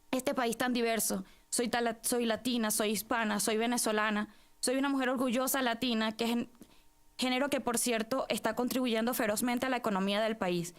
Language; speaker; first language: English; non-native, fluent; Spanish